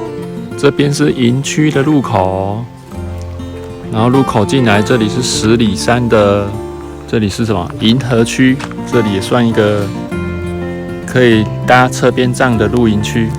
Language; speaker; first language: Chinese; native; Chinese